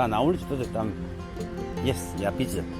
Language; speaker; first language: Russian; non-native, learner; Korean